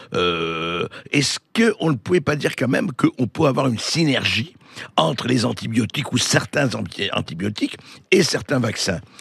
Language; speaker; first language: French; native; French